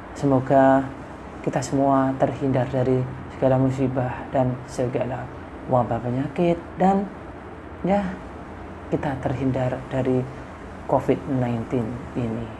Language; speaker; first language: Indonesian; native; Indonesian